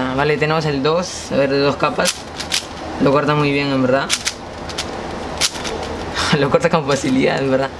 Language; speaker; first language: Spanish; native; Spanish